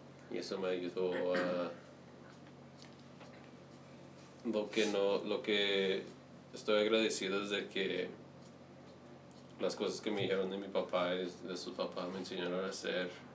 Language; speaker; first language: Spanish; early bilingual, heritage; Spanish